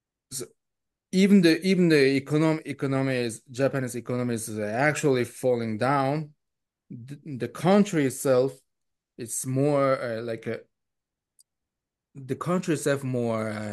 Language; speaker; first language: English; non-native, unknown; Korean